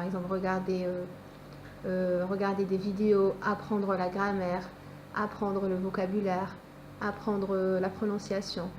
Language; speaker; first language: French; native; French